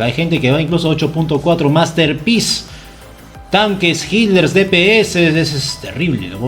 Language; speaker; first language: Spanish; native; Spanish